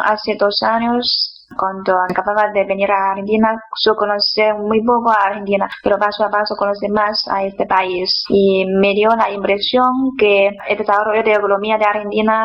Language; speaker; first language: Spanish; non-native, fluent; Chinese